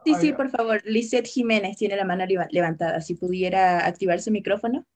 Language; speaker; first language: Spanish; native; Spanish